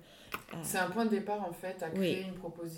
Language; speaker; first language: French; native; French